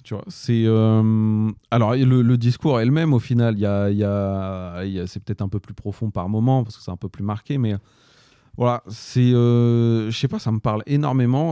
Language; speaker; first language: French; native; French